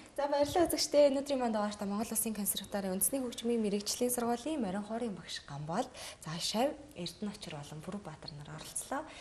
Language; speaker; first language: Mongolian; native; Mongolian